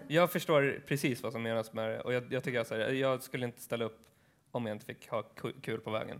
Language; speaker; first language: Swedish; early bilingual, other home language; Kurdish